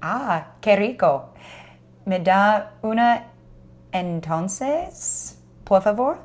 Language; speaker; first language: Spanish; non-native, learner; English